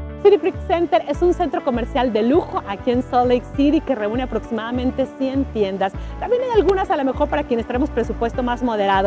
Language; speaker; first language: Spanish; native; Spanish